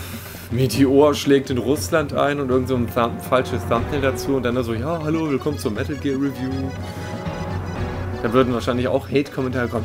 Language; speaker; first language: German; native; German